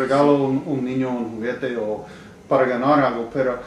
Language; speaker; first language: Spanish; non-native, learner; English